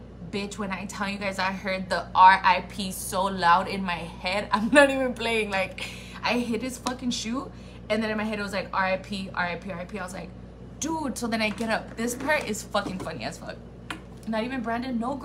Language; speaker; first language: English; early bilingual, other home language; Spanish